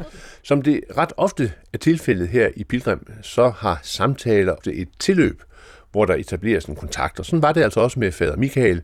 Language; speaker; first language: Danish; native; Danish